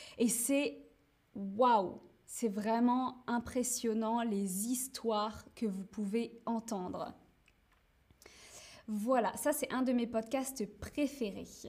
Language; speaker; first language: French; native; French